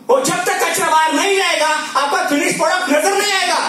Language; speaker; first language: Hindi; non-native, local second language; Marathi